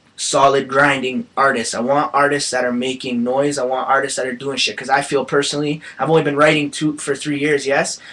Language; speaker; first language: English; native; English